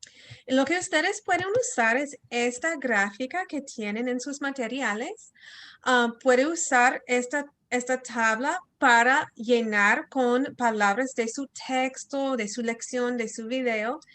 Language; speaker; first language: Spanish; early bilingual, heritage; Spanish